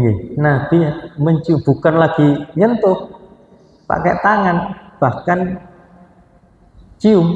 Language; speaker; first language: Indonesian; non-native, local second language; Javanese